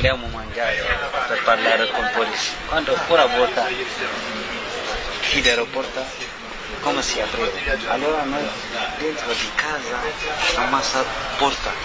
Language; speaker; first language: Italian; non-native, learner; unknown